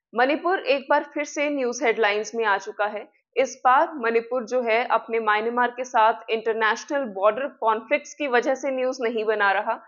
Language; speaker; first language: Hindi; non-native, local second language; Punjabi